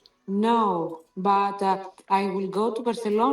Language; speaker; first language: English; non-native, learner; Greek